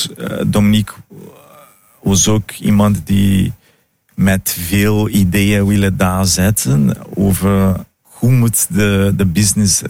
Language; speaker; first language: Dutch; non-native, fluent; Italian